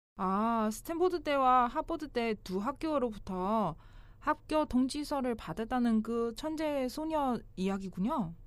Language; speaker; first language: Korean; non-native, fluent; Chinese